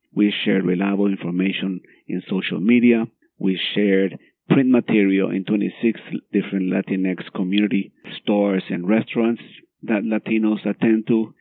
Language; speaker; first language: English; non-native, fluent; Spanish